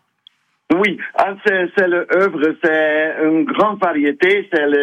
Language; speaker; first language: French; non-native, learner; Dutch